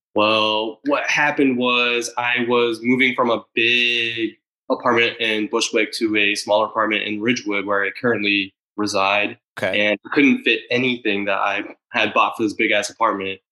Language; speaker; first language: English; native; English